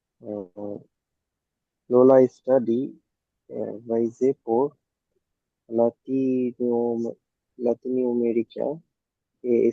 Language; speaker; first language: Spanish; non-native, learner; Bangla